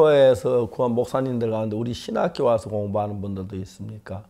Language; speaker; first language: Korean; native; Korean